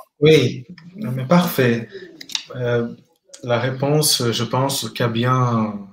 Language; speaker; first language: French; non-native, fluent; Portuguese